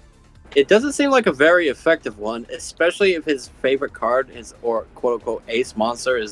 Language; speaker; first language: English; native; English